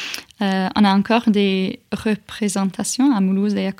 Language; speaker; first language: French; non-native, fluent; English